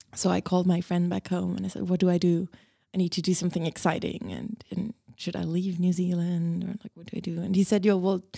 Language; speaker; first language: English; non-native, fluent; German